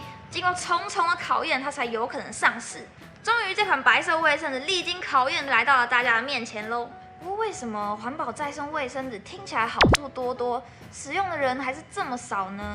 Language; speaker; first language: Chinese; native; Chinese